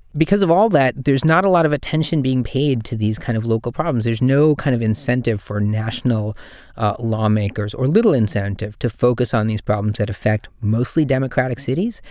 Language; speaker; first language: English; native; English